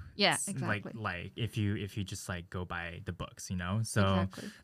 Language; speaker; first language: English; early bilingual, other home language; Chinese